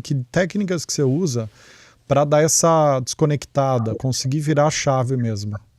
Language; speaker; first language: Portuguese; native; Portuguese